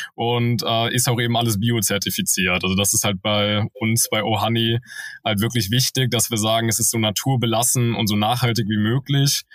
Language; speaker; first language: German; native; German